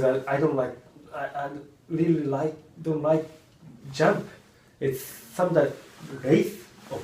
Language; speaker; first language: English; non-native, learner; Japanese